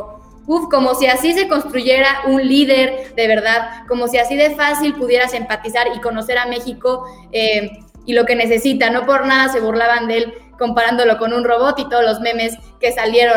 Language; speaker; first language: Spanish; native; Spanish